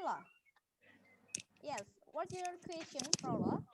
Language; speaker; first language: English; non-native, learner; Indonesian